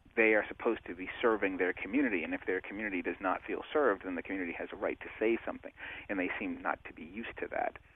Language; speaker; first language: English; native; English